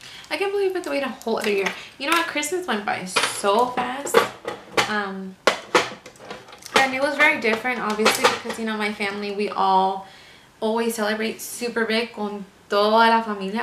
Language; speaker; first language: English; early bilingual, other home language; Spanish